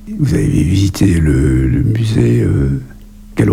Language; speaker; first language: French; native; French